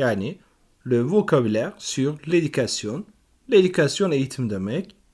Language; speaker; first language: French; non-native, fluent; Turkish